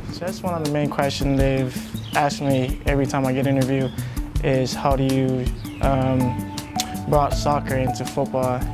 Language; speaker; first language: English; non-native, fluent; Samoan